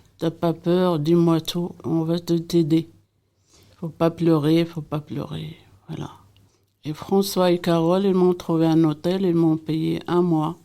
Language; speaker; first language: French; non-native, local second language; Arabic